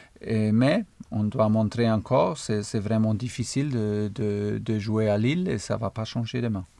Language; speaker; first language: French; non-native, fluent; German